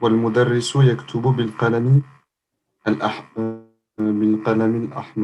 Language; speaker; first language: Arabic; non-native, learner; French